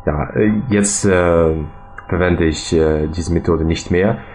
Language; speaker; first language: German; non-native, fluent; Russian